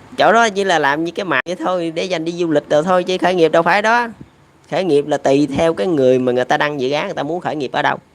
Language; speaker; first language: Vietnamese; native; Vietnamese